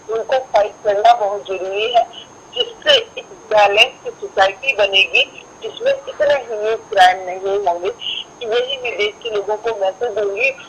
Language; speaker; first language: Hindi; native; Hindi